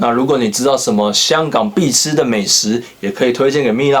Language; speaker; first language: Chinese; native; Chinese